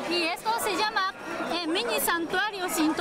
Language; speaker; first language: Spanish; non-native, learner; Japanese